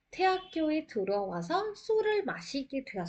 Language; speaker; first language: Korean; non-native, fluent; Hindi